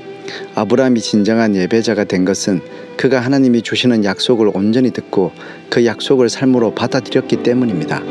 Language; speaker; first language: Korean; native; Korean